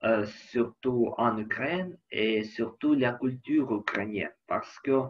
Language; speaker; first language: French; non-native, learner; Ukrainian